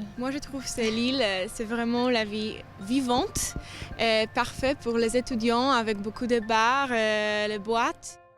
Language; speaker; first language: French; non-native, learner; Polish